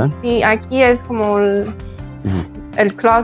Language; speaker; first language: Spanish; non-native, learner; English